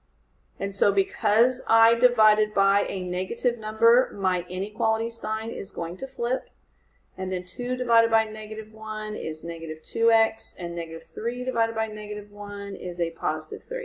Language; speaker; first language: English; native; English